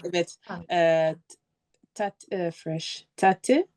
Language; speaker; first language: Turkish; non-native, learner; French